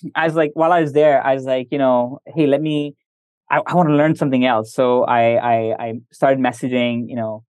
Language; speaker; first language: English; early bilingual, other home language; Hindi